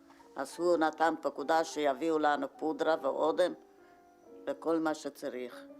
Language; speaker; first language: Hebrew; non-native, fluent; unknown